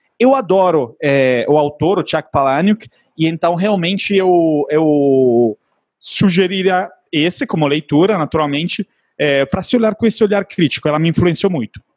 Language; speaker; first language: Portuguese; non-native, fluent; Italian